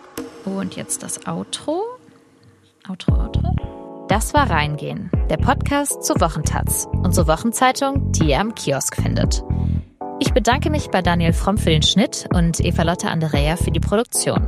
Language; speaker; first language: German; native; German